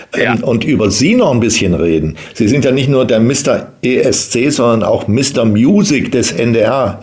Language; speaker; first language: German; native; German